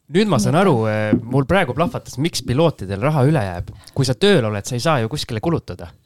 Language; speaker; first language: Estonian; native; Estonian